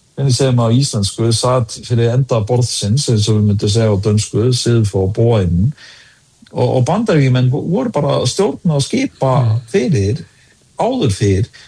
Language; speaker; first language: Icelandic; early bilingual, other home language; Danish